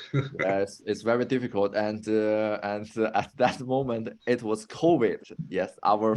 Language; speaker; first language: English; non-native, fluent; Chinese